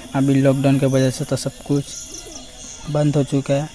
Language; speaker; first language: Hindi; non-native, local second language; Bangla